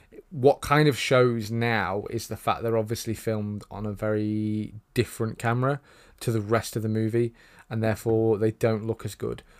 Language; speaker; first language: English; native; English